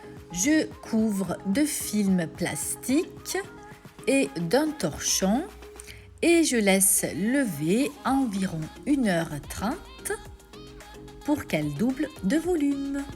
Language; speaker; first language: French; native; French